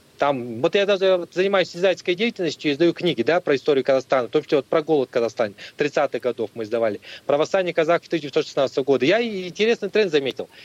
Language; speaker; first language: Russian; native; Russian